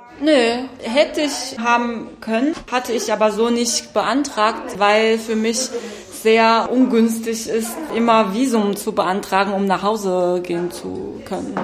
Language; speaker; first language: German; non-native, fluent; Chinese